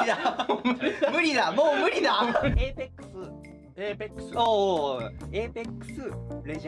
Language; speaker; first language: Japanese; native; Japanese